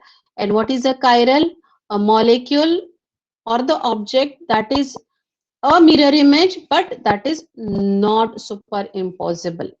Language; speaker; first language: English; non-native, local second language; Hindi